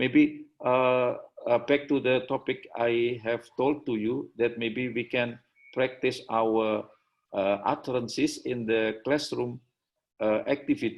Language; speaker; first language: English; non-native, learner; Indonesian